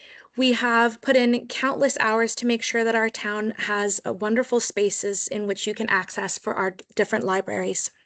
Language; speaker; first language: English; native; English